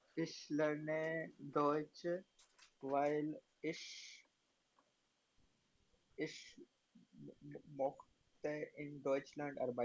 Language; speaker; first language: German; non-native, learner; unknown